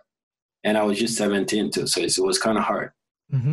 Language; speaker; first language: English; non-native, fluent; French